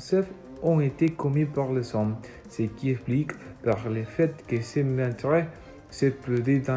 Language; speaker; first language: French; non-native, learner; Spanish